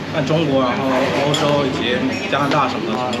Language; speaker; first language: Chinese; early bilingual, heritage; Chinese